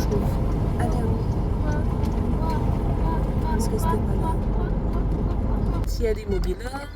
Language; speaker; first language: French; native; French